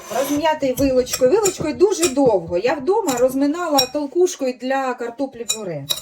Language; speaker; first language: Ukrainian; native; Ukrainian